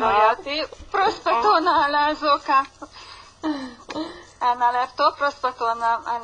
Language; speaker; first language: Greek; non-native, learner; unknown